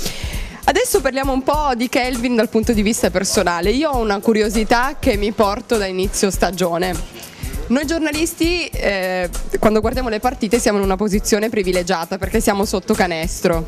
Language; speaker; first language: Italian; native; Italian